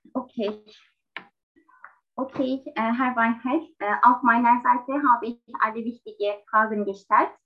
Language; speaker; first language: German; non-native, learner; Turkish